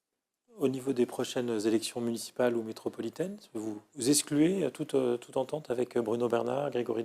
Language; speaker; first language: French; native; French